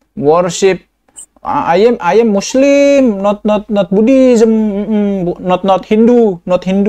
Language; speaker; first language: English; non-native, learner; Indonesian